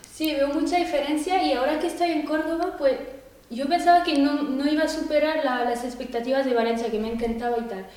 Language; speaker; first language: Spanish; non-native, fluent; French